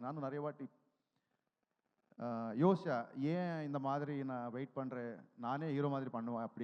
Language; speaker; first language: Tamil; non-native, learner; Telugu